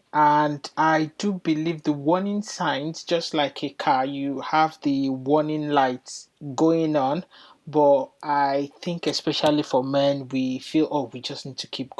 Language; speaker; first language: English; non-native, local second language; Yoruba